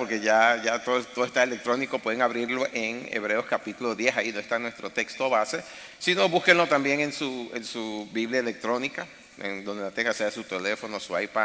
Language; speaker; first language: Spanish; native; Spanish